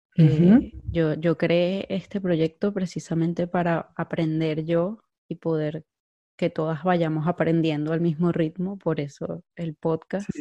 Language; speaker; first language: Spanish; native; Spanish